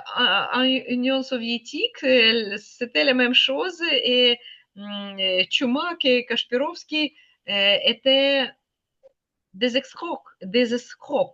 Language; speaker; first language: French; non-native, fluent; Ukrainian